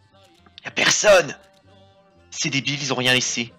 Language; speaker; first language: French; native; French